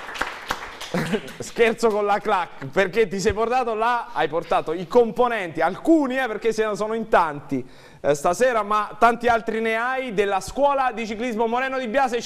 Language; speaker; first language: Italian; native; Italian